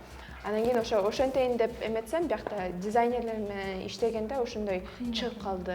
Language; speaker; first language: Kyrgyz; early bilingual, heritage; Kyrgyz